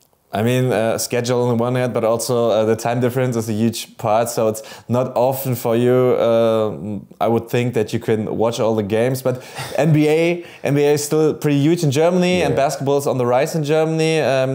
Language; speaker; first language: English; non-native, fluent; German